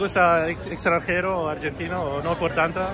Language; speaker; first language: Spanish; non-native, learner; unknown